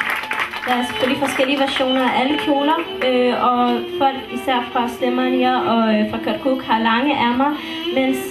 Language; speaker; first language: Danish; early bilingual, other home language; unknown